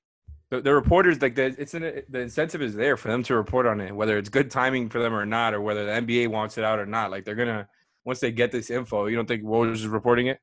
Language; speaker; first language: English; native; English